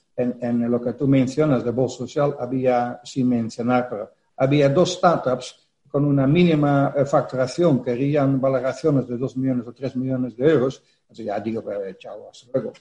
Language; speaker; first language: Spanish; non-native, fluent; Dutch